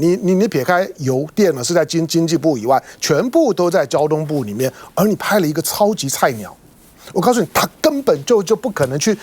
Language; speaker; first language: Chinese; native; Chinese